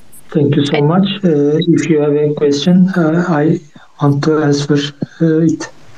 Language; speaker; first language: English; non-native, learner; Turkish